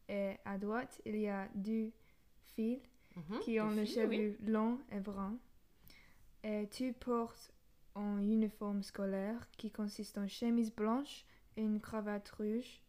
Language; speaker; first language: French; non-native, learner; English